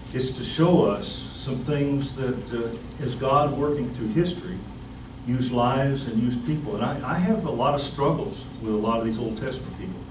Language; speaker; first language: English; native; English